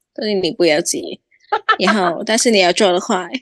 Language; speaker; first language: Chinese; non-native, fluent; Cantonese